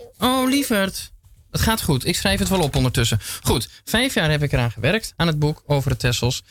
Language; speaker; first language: Dutch; native; Dutch